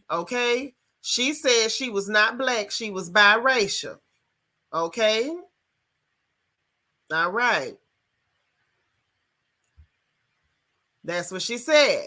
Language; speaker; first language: English; native; English